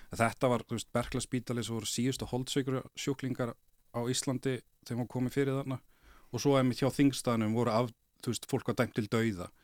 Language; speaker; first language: Icelandic; native; Icelandic